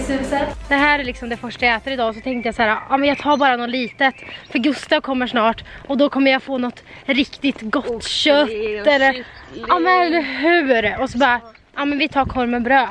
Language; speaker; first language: Swedish; native; Swedish